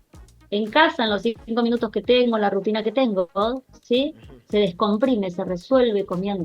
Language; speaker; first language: Spanish; native; Spanish